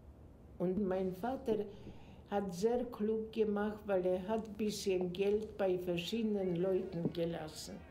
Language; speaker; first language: German; non-native, fluent; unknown